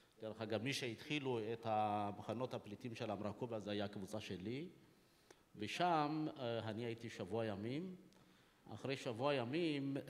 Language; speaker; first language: Hebrew; non-native, fluent; Amharic